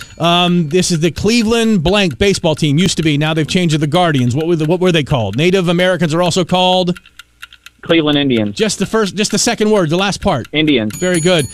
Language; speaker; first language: English; native; English